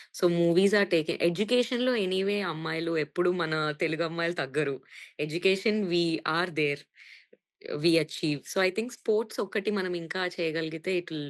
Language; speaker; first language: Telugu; native; Telugu